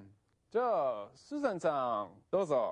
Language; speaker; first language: Japanese; non-native, fluent; English